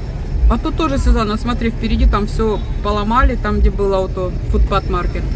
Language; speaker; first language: Russian; native; Russian